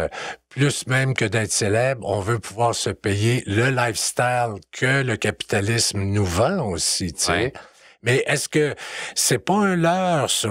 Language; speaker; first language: French; native; French